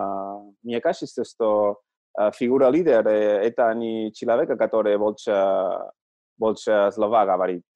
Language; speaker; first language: Russian; non-native, learner; Catalan